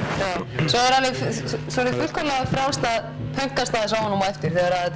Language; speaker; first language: Icelandic; native; Icelandic